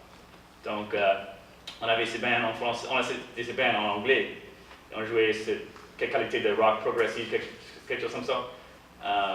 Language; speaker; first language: French; early bilingual, heritage; English